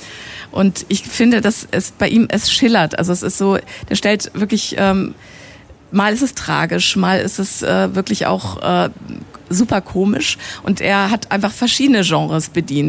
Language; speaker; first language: German; native; German